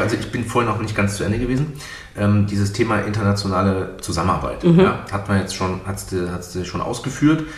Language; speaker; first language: German; native; German